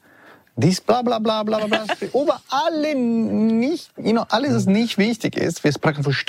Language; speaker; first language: German; non-native, learner; Italian